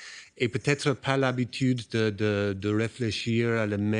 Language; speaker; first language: French; non-native, fluent; English